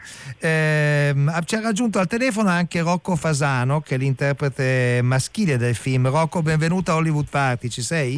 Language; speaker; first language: Italian; native; Italian